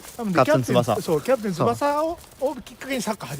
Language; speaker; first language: Japanese; native; Japanese